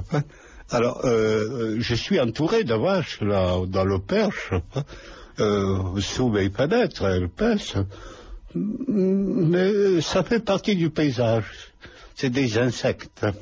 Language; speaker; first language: French; non-native, fluent; Lithuanian